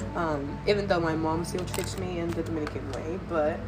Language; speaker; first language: English; non-native, fluent; Spanish